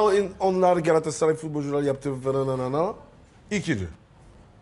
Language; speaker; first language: Turkish; non-native, learner; French